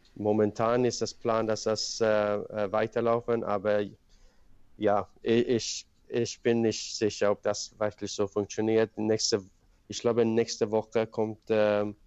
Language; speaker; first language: German; non-native, learner; Swedish